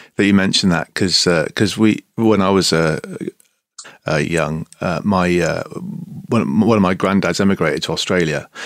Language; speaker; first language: English; native; English